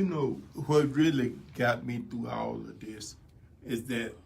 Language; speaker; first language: English; native; English